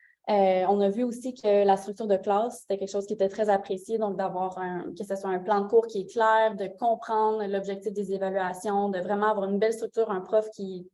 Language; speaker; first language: French; native; French